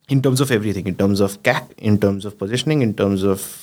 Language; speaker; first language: English; non-native, local second language; Gujarati